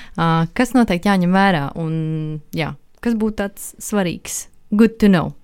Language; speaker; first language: Latvian; native; Latvian